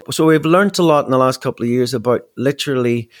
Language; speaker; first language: English; native; English